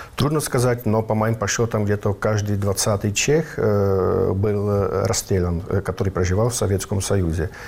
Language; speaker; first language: Russian; non-native, fluent; Czech